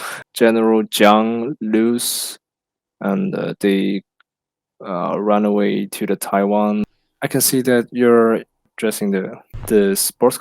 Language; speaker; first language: English; non-native, learner; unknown